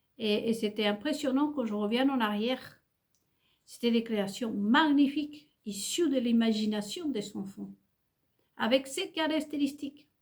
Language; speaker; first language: French; non-native, fluent; Spanish